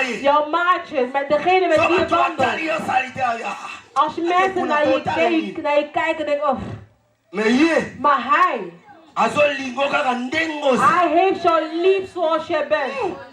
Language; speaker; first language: Dutch; non-native, fluent; Lingala